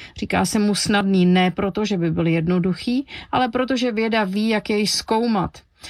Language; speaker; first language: Czech; native; Czech